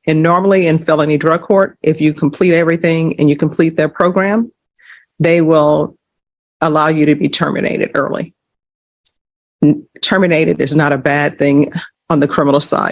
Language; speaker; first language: English; native; English